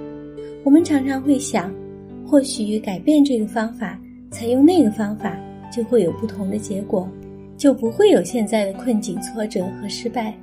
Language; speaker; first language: Chinese; native; Chinese